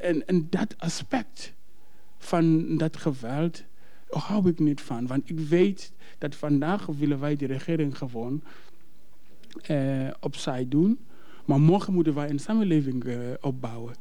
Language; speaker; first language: Dutch; non-native, fluent; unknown